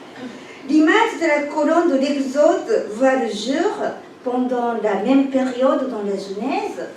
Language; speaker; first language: French; non-native, fluent; Japanese